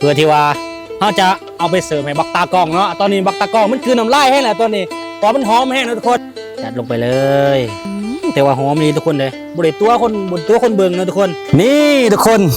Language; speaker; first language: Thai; non-native, local second language; Northeastern Thai